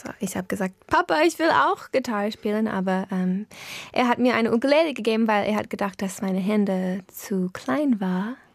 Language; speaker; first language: German; non-native, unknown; English